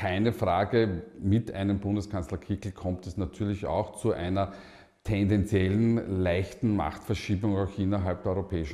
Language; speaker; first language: German; native; German